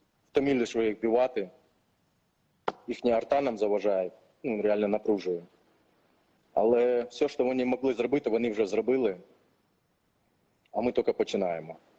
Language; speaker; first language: Ukrainian; non-native, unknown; Chechen